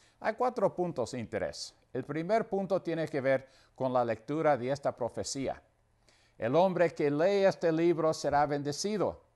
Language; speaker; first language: Spanish; non-native, fluent; English